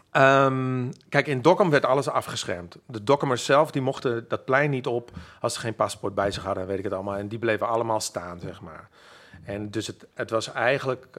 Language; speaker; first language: Dutch; non-native, local second language; Western Frisian